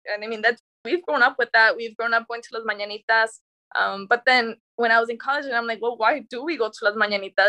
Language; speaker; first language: English; early bilingual, other home language; Spanish